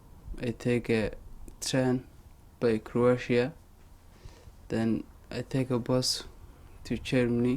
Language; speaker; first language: English; non-native, learner; Somali